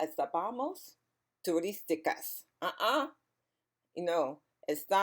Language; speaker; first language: Spanish; non-native, learner; English